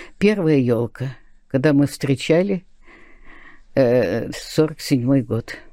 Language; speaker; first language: Russian; early bilingual, other home language; Spanish